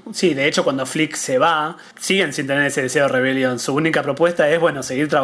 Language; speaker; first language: Spanish; native; Spanish